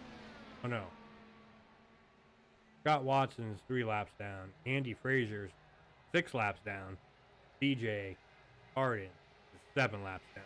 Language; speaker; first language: English; native; English